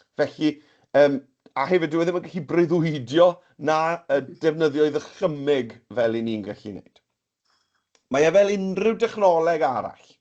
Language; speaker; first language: Welsh; native; Welsh